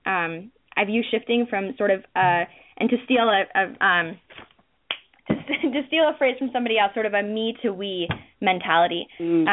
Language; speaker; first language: English; native; English